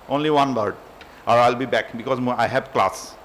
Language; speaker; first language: English; non-native, local second language; Assamese